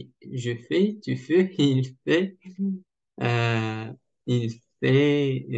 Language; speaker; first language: French; non-native, learner; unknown